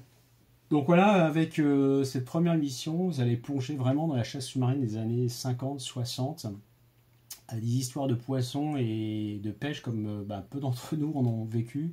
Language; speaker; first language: French; native; French